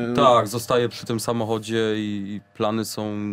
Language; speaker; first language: Polish; native; Polish